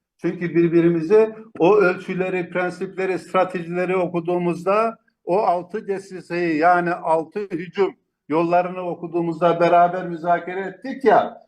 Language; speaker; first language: Turkish; native; Turkish